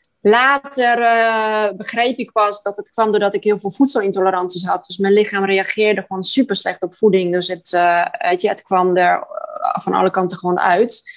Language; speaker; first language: Dutch; non-native, fluent; Polish